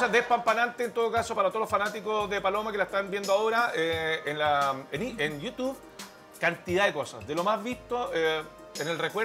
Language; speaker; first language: Spanish; native; Spanish